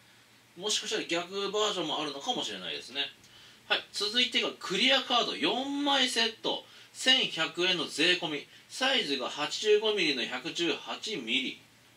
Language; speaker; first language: Japanese; native; Japanese